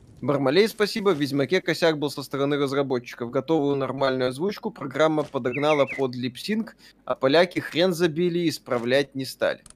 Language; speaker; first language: Russian; native; Russian